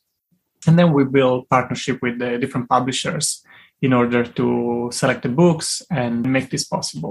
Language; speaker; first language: English; non-native, fluent; Italian